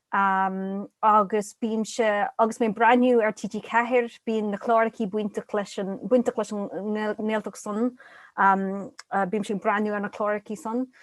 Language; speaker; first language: Irish; non-native, local second language; English